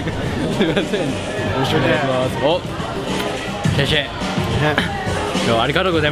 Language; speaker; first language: Japanese; non-native, learner; Chinese